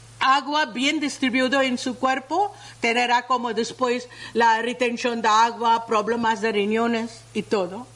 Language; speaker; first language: Spanish; non-native, learner; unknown